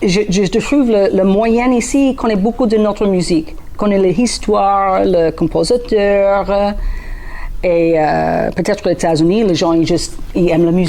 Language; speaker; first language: French; non-native, learner; English